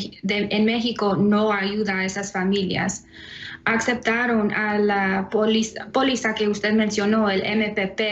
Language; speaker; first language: Spanish; early bilingual, heritage; Spanish